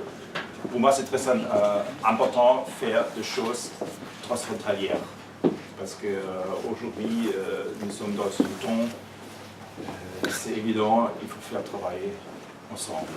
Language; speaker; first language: French; non-native, learner; German